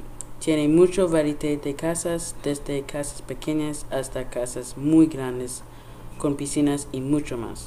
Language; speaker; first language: Spanish; non-native, learner; English